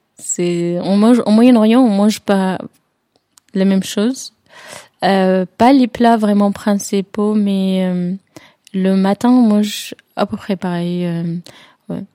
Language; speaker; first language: French; non-native, fluent; Arabic